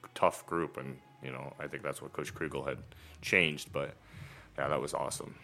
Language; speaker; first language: English; native; English